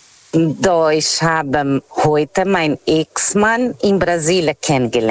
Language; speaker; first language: German; non-native, fluent; Portuguese